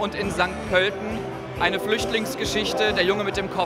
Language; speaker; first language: German; native; German